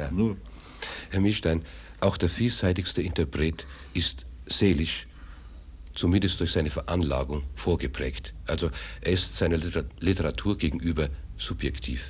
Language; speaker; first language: German; native; German